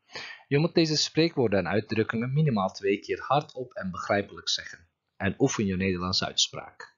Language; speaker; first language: Dutch; non-native, fluent; Turkish